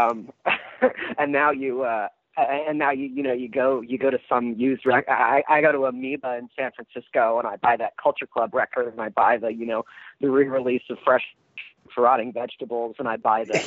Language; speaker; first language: English; native; English